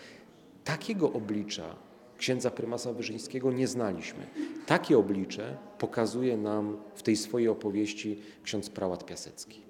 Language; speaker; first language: Polish; native; Polish